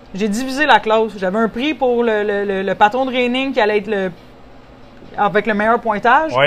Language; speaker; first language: French; native; French